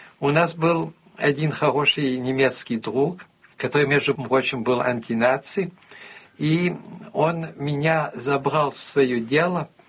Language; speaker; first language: Russian; early bilingual, heritage; Russian